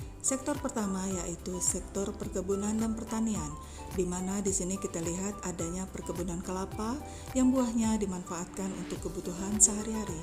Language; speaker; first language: Indonesian; native; Indonesian